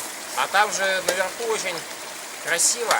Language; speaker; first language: Russian; native; Russian